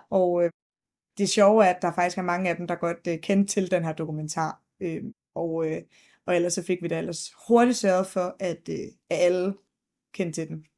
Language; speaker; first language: Danish; native; Danish